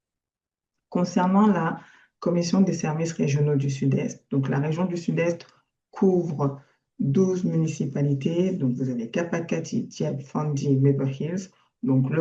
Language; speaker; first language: French; native; French